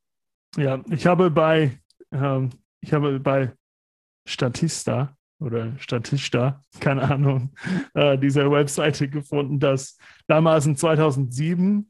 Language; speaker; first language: German; non-native, fluent; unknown